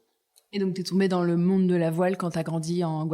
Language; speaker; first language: French; native; French